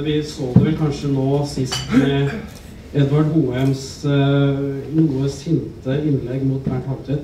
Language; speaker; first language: Norwegian; native; Norwegian